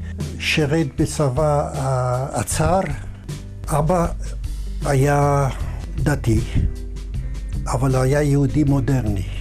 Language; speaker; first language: Hebrew; non-native, fluent; Yiddish